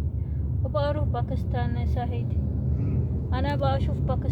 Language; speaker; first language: Arabic; non-native, learner; Amharic